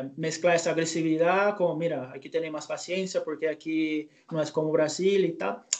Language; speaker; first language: Spanish; non-native, fluent; Portuguese